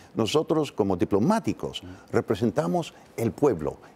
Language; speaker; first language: Spanish; non-native, fluent; English